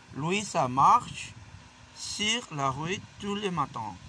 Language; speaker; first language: French; non-native, fluent; Spanish